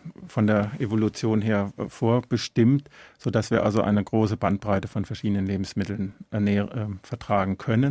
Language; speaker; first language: German; native; German